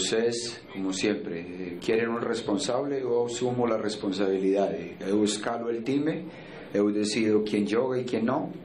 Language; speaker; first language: Portuguese; non-native, fluent; Spanish